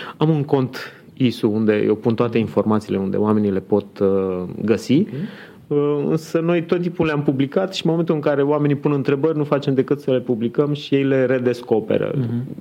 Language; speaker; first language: Romanian; native; Romanian